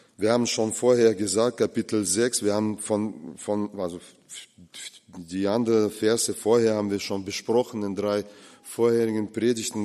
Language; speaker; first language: German; non-native, fluent; Russian